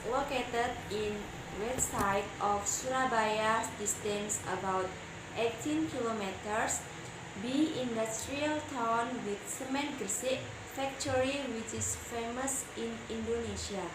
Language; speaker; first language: English; non-native, learner; Indonesian